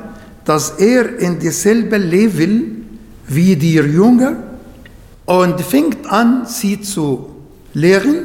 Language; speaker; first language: German; non-native, fluent; Arabic